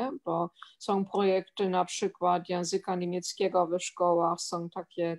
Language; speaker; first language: Polish; non-native, fluent; German